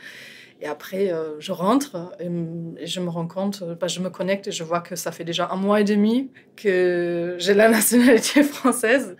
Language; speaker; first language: French; non-native, fluent; German